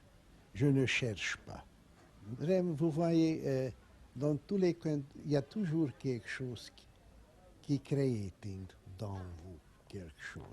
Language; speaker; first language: French; non-native, learner; Hungarian